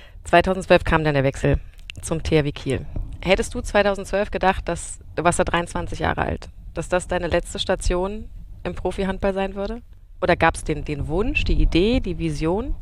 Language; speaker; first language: German; native; German